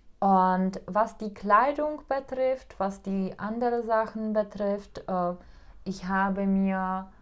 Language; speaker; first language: German; non-native, fluent; Czech